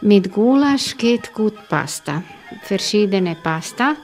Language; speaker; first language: German; non-native, learner; Croatian